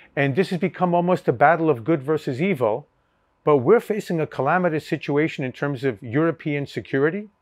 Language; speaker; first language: English; early bilingual, other home language; Greek